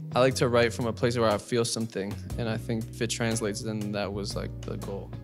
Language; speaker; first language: English; native; English